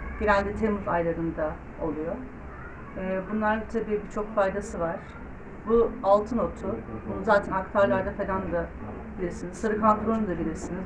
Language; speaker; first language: Turkish; native; Turkish